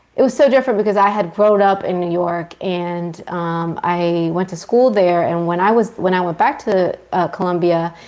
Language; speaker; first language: English; early bilingual, other home language; Spanish